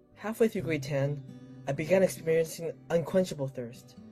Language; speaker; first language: English; early bilingual, other home language; Chinese